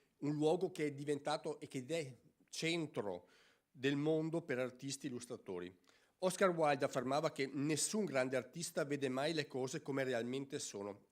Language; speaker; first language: Italian; native; Italian